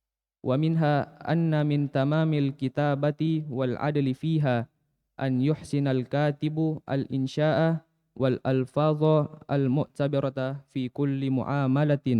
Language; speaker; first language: Arabic; non-native, learner; Indonesian